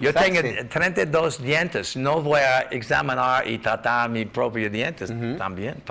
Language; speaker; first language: Spanish; non-native, learner; English